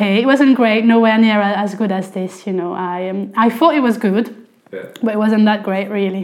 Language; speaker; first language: English; non-native, fluent; French